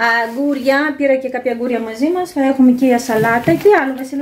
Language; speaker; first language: Greek; native; Greek